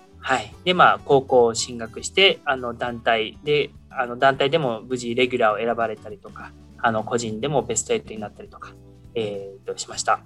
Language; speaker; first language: Japanese; native; Japanese